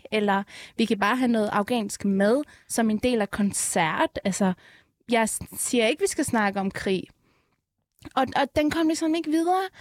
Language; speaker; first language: Danish; early bilingual, other home language; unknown